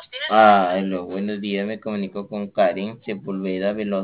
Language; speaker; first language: Spanish; native; Spanish